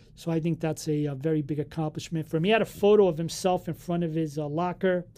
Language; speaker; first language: English; early bilingual, other home language; Portuguese